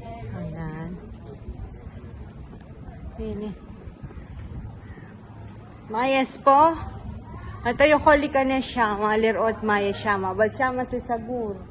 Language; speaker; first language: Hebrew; non-native, learner; Filipino